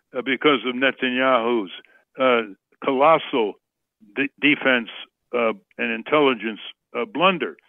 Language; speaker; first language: English; native; English